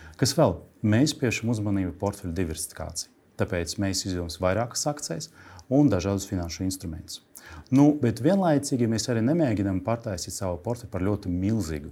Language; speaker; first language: Latvian; non-native, local second language; Russian